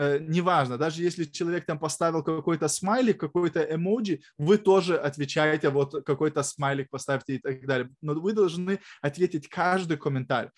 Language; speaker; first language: Russian; non-native, fluent; Lithuanian